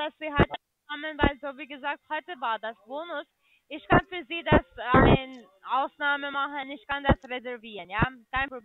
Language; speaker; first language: German; non-native, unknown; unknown